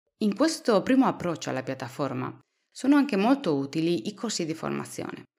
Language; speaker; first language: Italian; non-native, fluent; Spanish